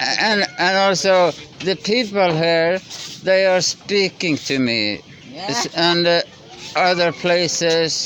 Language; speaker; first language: English; non-native, learner; Norwegian